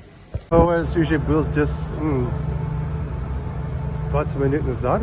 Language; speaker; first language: Russian; non-native, learner; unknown